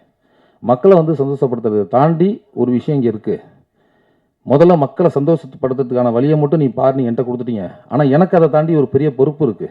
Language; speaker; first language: Tamil; native; Tamil